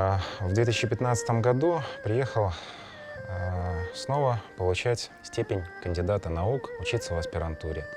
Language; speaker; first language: Russian; native; Russian